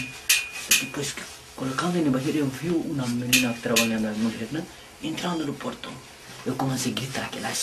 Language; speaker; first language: Portuguese; non-native, learner; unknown